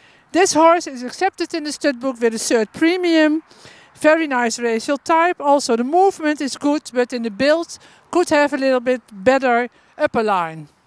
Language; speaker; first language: English; non-native, fluent; Dutch